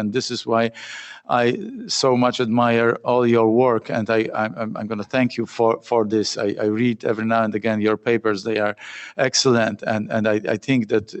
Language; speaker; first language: English; non-native, fluent; Polish